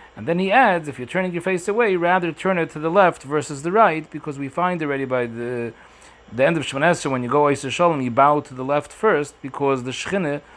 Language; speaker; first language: English; native; English